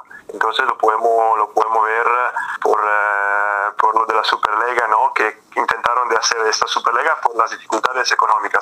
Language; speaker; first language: Spanish; non-native, fluent; Italian